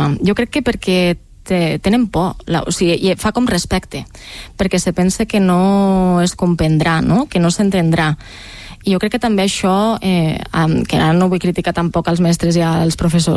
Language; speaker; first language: Catalan; native; Catalan